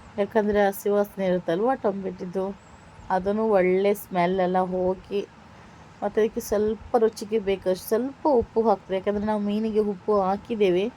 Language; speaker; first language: Kannada; non-native, local second language; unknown